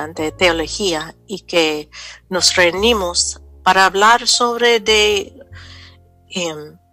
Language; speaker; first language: Spanish; non-native, fluent; English